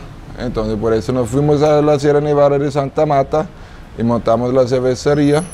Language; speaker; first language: Spanish; non-native, fluent; German